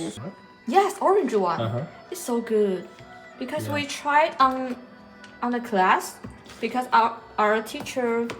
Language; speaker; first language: English; non-native, learner; Chinese